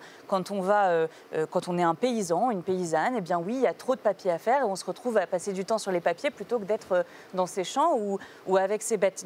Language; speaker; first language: French; native; French